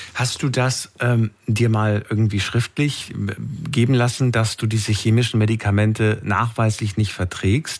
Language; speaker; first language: German; native; German